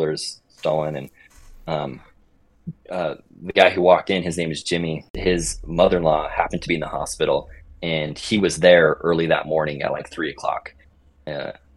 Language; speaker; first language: English; native; English